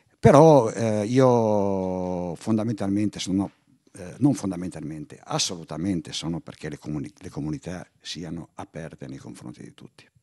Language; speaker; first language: Italian; native; Italian